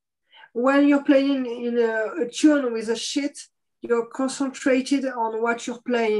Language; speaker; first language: English; non-native, fluent; French